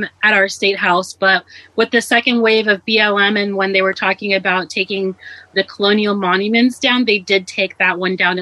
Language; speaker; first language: English; native; English